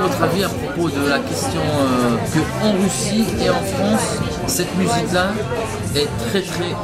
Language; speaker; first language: French; non-native, fluent; Russian